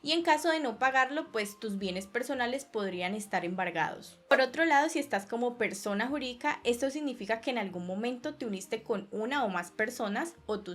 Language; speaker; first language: Spanish; native; Spanish